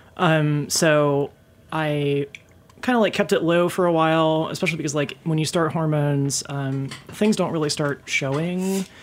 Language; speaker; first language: English; native; English